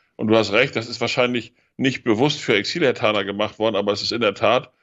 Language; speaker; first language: German; native; German